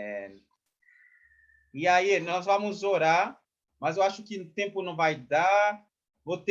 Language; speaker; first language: Portuguese; non-native, fluent; Haitian Creole